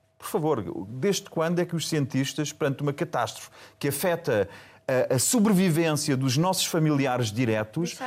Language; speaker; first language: Portuguese; non-native, fluent; German